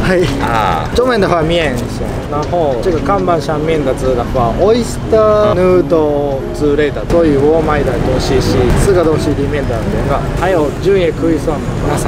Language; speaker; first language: Chinese; non-native, fluent; Japanese